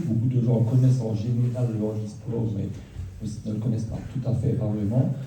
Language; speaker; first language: French; native; French